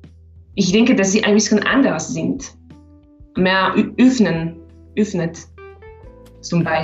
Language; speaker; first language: German; non-native, learner; Slovak